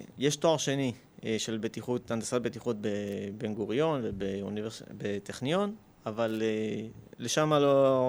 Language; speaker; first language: Hebrew; early bilingual, other home language; Russian